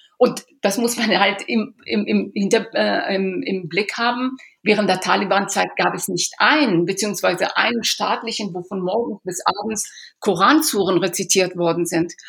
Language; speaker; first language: German; early bilingual, other home language; Persian